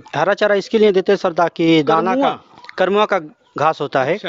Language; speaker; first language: Hindi; native; Hindi